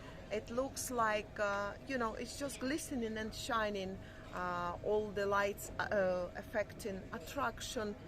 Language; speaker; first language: English; non-native, fluent; Russian